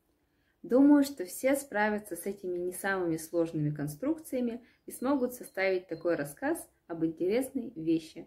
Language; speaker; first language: Russian; native; Russian